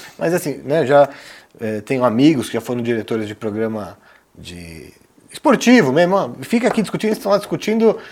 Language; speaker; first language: Portuguese; native; Portuguese